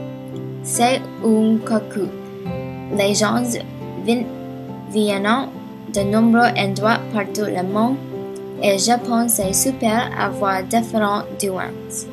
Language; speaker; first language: French; non-native, learner; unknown